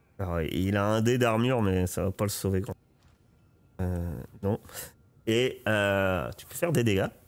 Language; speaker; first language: French; native; French